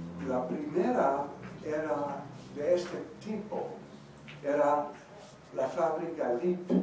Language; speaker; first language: Spanish; non-native, learner; English